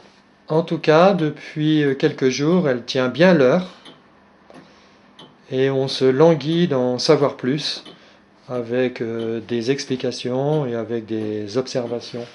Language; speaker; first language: French; native; French